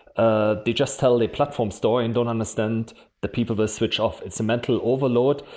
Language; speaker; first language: English; non-native, fluent; German